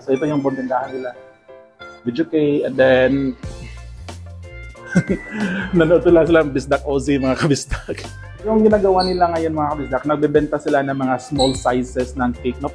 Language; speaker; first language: Filipino; non-native, local second language; Cebuano